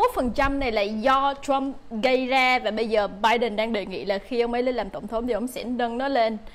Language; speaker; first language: Vietnamese; native; Vietnamese